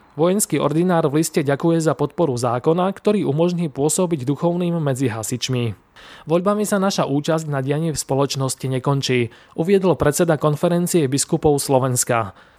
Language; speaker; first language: Slovak; native; Slovak